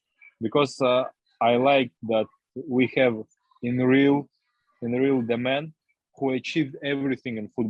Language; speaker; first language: English; non-native, learner; Russian